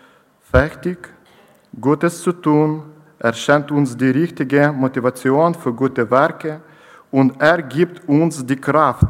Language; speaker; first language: German; non-native, learner; Ukrainian